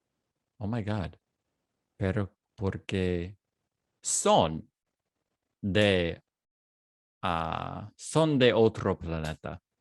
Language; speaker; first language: Spanish; non-native, fluent; English